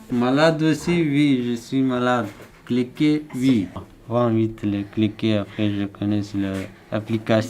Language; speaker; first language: French; non-native, learner; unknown